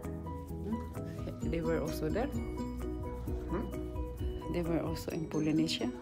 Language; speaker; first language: English; non-native, learner; Filipino